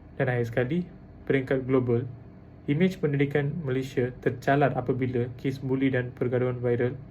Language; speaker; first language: Malay; non-native, local second language; Tamil